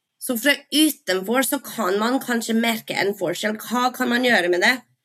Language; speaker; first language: Norwegian; non-native, fluent; English